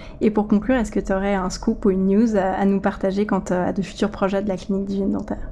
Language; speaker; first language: French; native; French